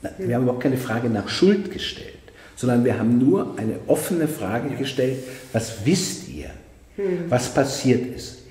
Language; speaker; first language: German; native; German